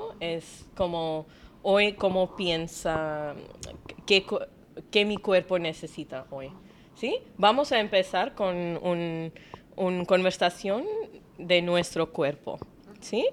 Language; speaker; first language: Spanish; non-native, learner; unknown